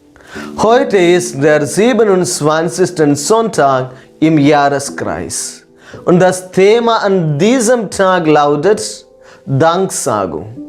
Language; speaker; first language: German; non-native, fluent; Malayalam